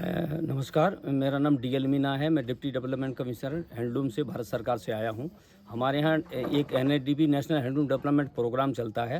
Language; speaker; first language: Hindi; native; Hindi